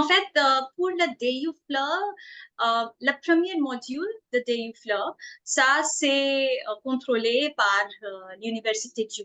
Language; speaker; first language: French; non-native, fluent; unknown